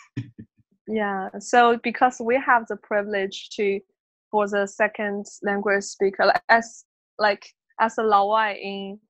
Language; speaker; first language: English; non-native, fluent; Chinese